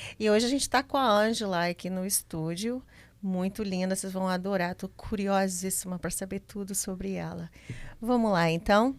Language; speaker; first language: Portuguese; native; Portuguese